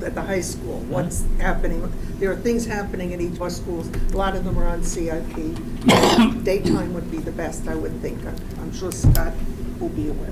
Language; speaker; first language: English; native; English